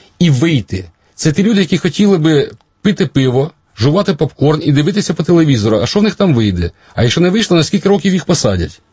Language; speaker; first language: Ukrainian; native; Ukrainian